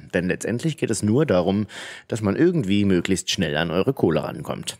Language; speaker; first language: German; native; German